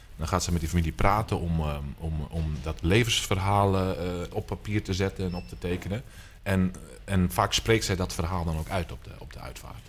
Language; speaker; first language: Dutch; native; Dutch